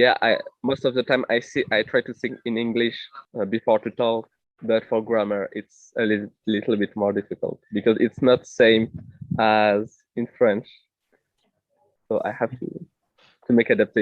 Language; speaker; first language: English; non-native, fluent; French